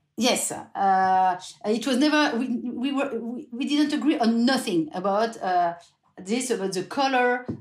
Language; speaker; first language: English; non-native, fluent; French